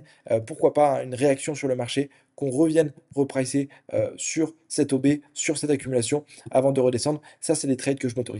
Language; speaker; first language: French; native; French